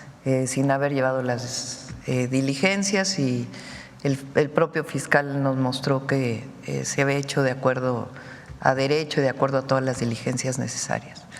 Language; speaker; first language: Spanish; native; Spanish